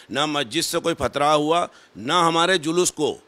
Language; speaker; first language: Hindi; native; Hindi